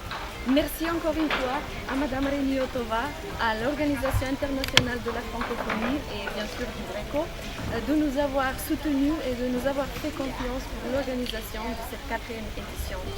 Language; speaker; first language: French; non-native, fluent; Macedonian